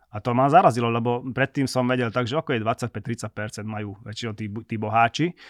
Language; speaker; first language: Slovak; non-native, local second language; Hungarian